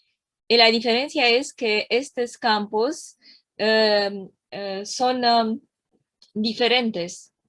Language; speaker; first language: Spanish; non-native, learner; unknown